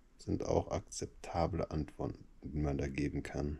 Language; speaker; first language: German; native; German